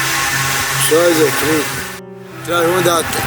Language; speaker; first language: German; non-native, learner; Bosnian